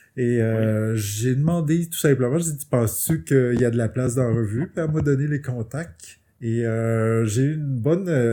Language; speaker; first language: French; native; French